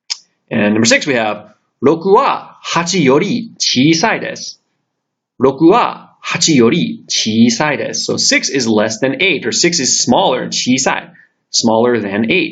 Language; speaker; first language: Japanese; non-native, fluent; English